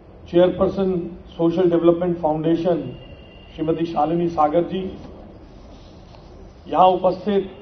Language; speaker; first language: Hindi; native; Hindi